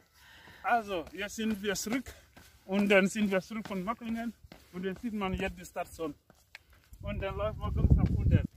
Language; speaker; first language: German; non-native, learner; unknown